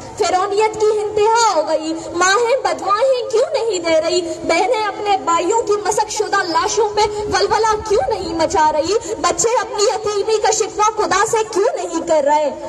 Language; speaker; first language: Urdu; non-native, local second language; Baluchi